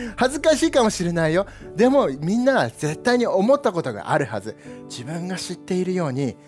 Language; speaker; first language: Japanese; early bilingual, other home language; English